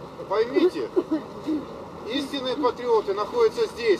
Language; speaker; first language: Russian; native; Russian